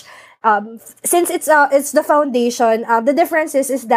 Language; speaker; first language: English; non-native, local second language; Filipino